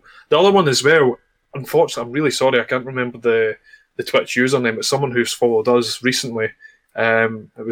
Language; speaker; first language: English; native; English